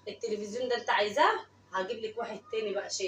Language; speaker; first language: Arabic; native; Arabic